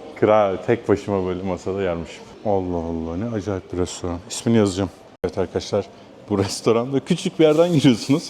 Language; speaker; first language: Turkish; native; Turkish